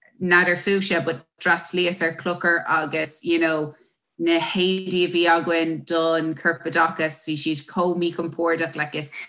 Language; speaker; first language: Irish; non-native, local second language; English